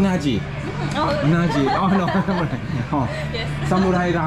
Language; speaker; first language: Japanese; non-native, learner; Thai